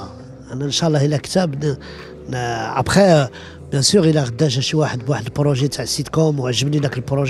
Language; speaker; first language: Arabic; early bilingual, heritage; Arabic